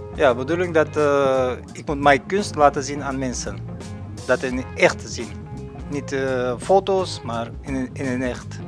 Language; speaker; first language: Dutch; non-native, learner; Russian